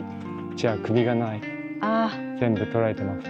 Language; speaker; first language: Japanese; native; Japanese